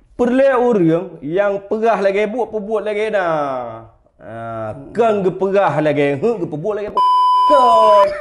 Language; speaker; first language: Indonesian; non-native, local second language; Achinese